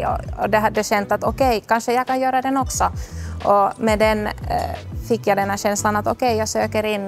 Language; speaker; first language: Swedish; non-native, local second language; Finnish